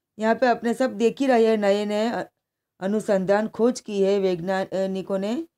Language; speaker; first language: Hindi; non-native, local second language; Gujarati